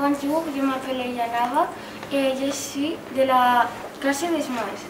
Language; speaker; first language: French; non-native, learner; Catalan